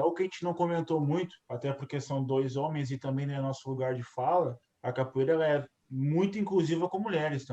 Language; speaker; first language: Portuguese; native; Portuguese